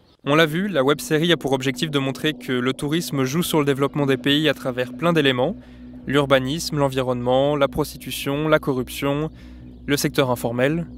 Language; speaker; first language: French; native; French